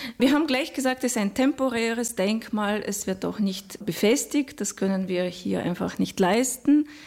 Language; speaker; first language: German; non-native, fluent; Russian